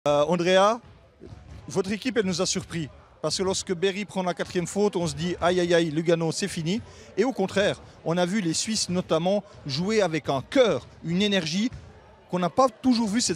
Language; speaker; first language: French; native; French